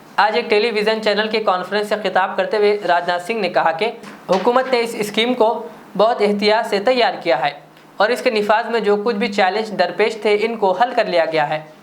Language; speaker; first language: Urdu; native; Urdu